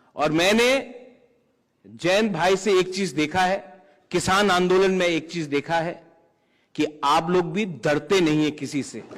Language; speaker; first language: Hindi; non-native, local second language; Kok Borok